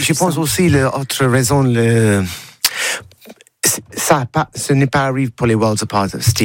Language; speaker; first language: French; non-native, learner; English